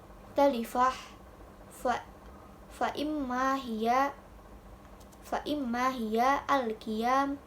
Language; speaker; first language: Arabic; non-native, learner; Indonesian